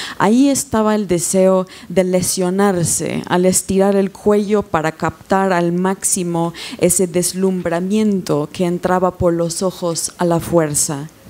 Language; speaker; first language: Spanish; non-native, fluent; English